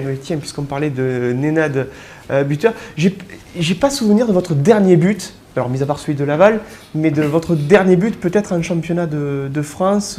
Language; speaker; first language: French; native; French